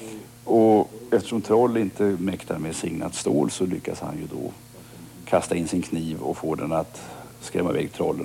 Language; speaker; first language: Swedish; native; Swedish